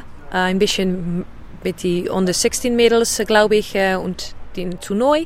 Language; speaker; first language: German; non-native, learner; Dutch